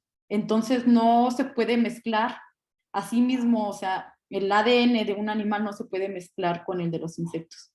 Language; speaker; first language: Spanish; native; Spanish